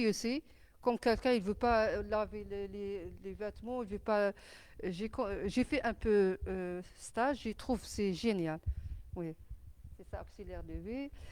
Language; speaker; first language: French; non-native, learner; Arabic